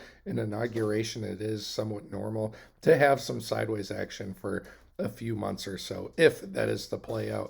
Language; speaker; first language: English; native; English